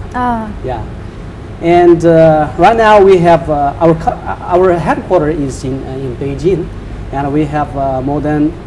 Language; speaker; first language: English; non-native, fluent; Chinese